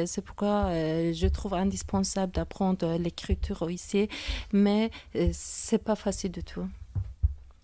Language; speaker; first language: French; non-native, fluent; Turkish